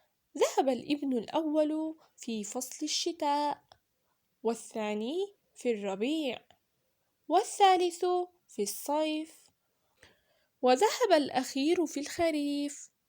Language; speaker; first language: Arabic; native; Arabic